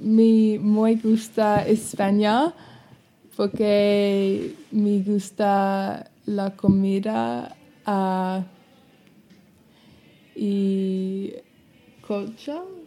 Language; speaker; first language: Spanish; non-native, learner; English